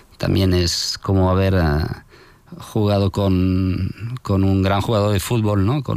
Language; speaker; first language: Spanish; non-native, fluent; French